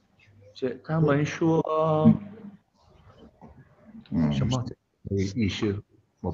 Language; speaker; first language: Chinese; non-native, local second language; Cantonese